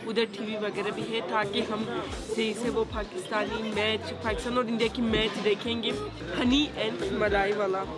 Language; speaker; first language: Hindi; non-native, learner; Turkish